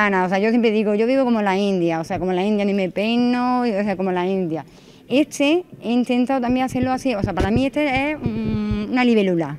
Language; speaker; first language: Spanish; native; Spanish